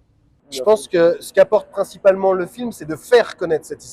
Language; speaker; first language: French; native; French